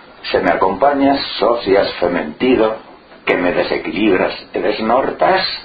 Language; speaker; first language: Spanish; native; Spanish